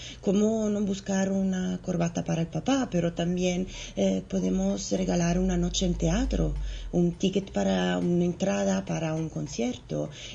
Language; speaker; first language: Spanish; non-native, fluent; Italian